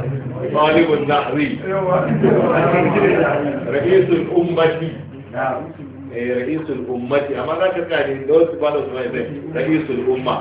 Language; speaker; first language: Arabic; non-native, fluent; Hausa